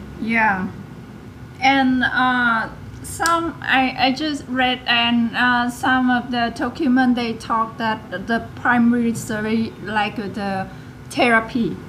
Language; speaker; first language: English; non-native, learner; Vietnamese